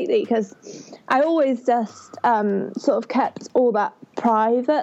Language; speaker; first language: English; native; English